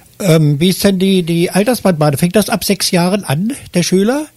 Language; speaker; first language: German; native; German